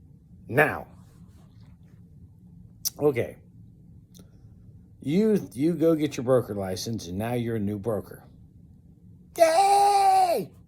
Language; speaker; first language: English; native; English